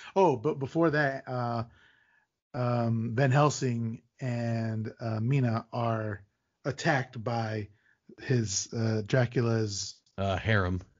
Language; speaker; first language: English; native; English